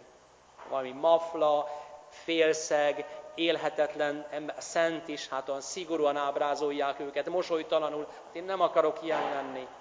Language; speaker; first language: Hungarian; native; Hungarian